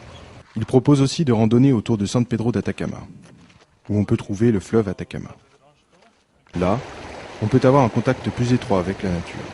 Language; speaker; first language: French; native; French